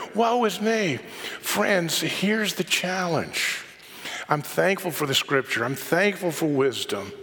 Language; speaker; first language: English; native; English